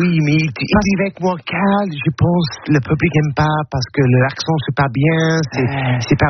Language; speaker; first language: French; non-native, learner; English